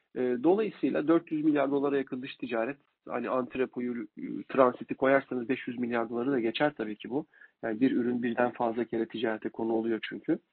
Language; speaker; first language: Turkish; native; Turkish